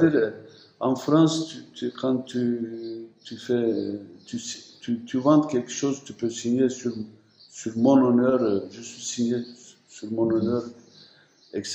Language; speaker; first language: French; non-native, fluent; Turkish